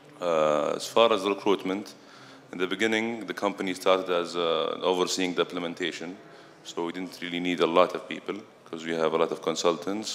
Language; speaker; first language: English; non-native, fluent; Arabic